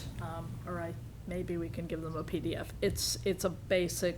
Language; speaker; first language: English; native; English